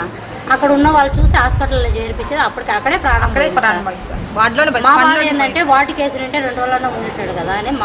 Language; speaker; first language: Telugu; native; Telugu